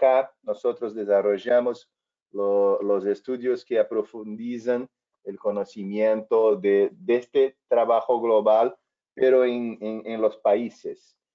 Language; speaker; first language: Spanish; non-native, fluent; Portuguese